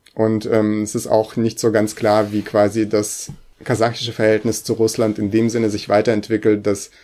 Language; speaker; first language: German; early bilingual, other home language; Russian